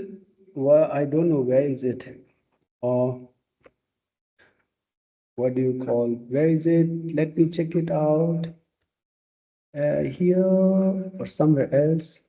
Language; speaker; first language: English; non-native, fluent; Tibetan